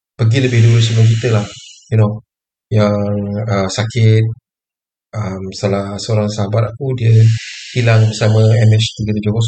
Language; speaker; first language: Malay; native; Malay